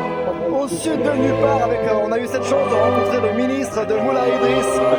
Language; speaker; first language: French; native; French